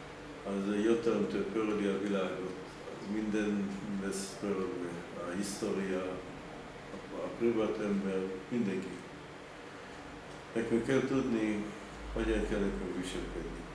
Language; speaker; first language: Hungarian; early bilingual, heritage; Hungarian